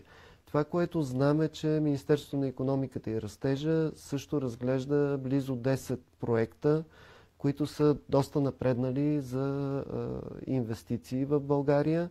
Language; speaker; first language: Bulgarian; native; Bulgarian